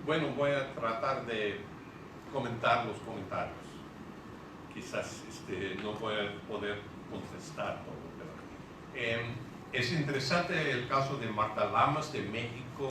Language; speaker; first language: Spanish; non-native, fluent; English